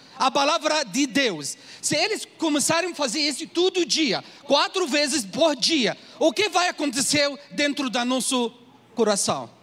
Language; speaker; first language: Portuguese; non-native, learner; Arabic